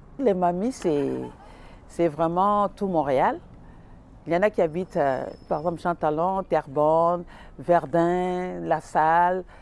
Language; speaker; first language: French; non-native, local second language; Lingala